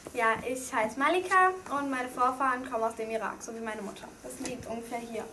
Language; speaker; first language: German; early bilingual, other home language; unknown